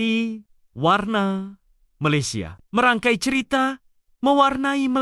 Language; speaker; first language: Malay; native; Malay